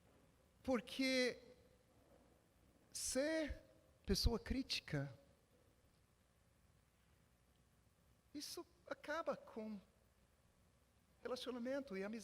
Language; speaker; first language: Portuguese; non-native, fluent; English